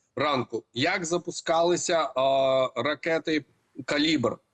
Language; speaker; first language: Ukrainian; native; Ukrainian